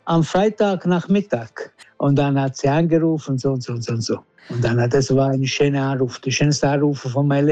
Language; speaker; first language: German; non-native, learner; Italian